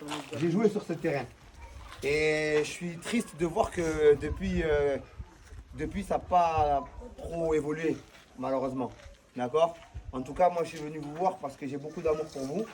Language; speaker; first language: French; native; French